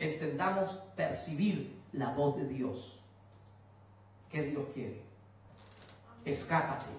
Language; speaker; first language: Spanish; native; Spanish